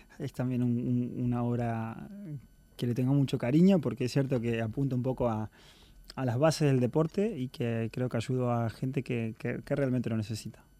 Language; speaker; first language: Spanish; native; Spanish